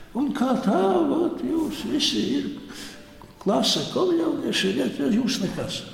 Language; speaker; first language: Latvian; non-native, local second language; Polish